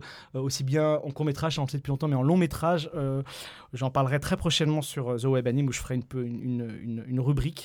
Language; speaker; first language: French; native; French